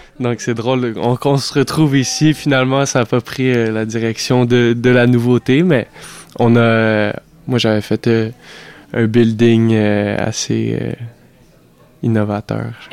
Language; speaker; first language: French; native; French